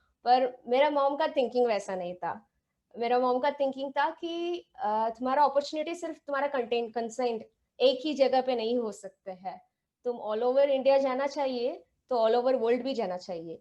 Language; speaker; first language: Hindi; non-native, local second language; Tamil